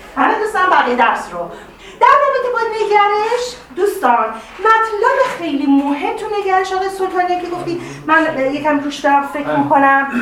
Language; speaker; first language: Persian; native; Persian